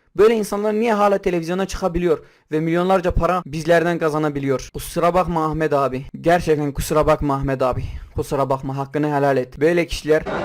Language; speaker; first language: Turkish; non-native, local second language; Kurdish